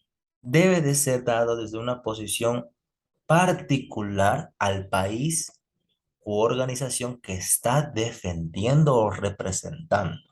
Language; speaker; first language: Spanish; native; Spanish